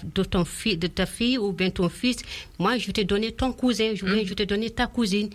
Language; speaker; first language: French; non-native, local second language; Fula